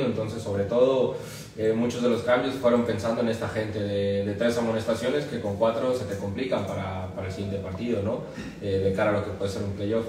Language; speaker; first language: Spanish; native; Spanish